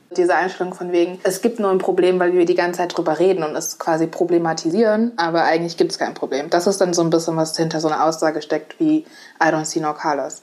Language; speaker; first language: German; native; German